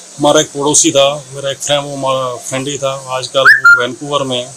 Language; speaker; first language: Hindi; native; Hindi